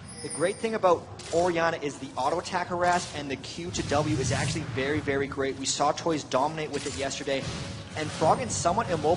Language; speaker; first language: English; native; English